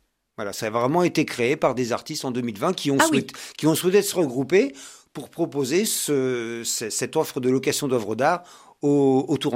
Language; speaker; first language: French; native; French